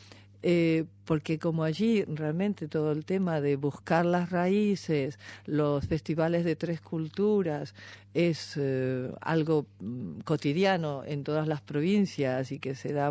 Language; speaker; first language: Spanish; native; Spanish